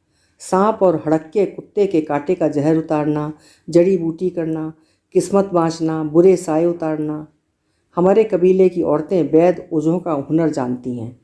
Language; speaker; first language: Hindi; native; Hindi